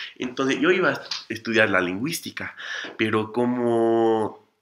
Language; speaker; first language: Spanish; non-native, fluent; English